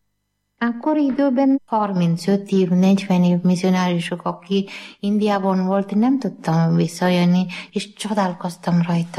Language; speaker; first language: Hungarian; non-native, learner; Malayalam